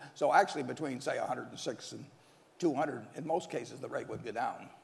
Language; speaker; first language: English; native; English